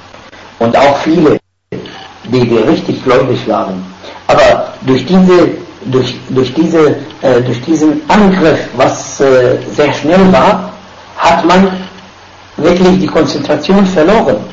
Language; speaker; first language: German; non-native, fluent; Arabic